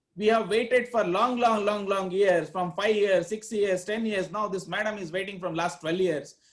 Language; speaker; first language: English; non-native, local second language; Kannada